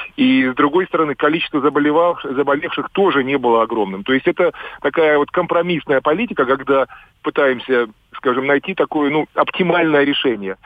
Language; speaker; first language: Russian; native; Russian